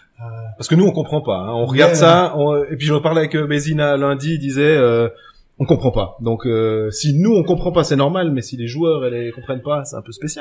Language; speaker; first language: French; native; French